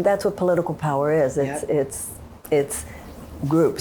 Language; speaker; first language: English; native; English